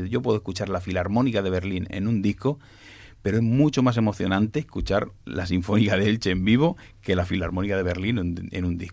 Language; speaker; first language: Spanish; native; Spanish